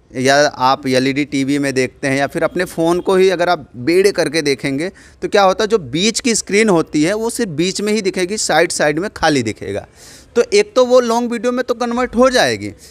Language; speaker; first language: Hindi; native; Hindi